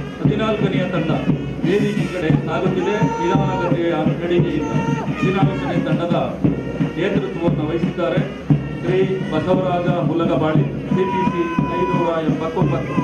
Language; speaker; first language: Kannada; native; Kannada